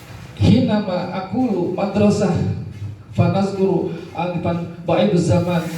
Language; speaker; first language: Arabic; non-native, fluent; Indonesian